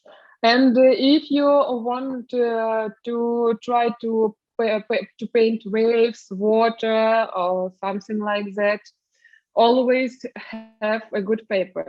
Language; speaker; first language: English; non-native, learner; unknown